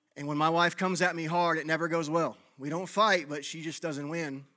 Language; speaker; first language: English; native; English